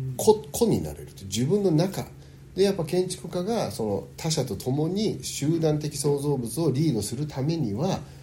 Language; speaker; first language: Japanese; early bilingual, heritage; Japanese